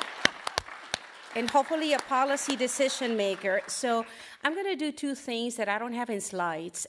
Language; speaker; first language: English; early bilingual, other home language; Spanish